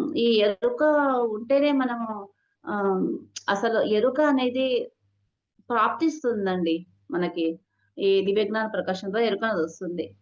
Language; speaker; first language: Telugu; non-native, local second language; Hindi